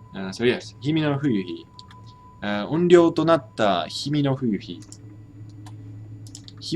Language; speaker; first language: Japanese; non-native, fluent; English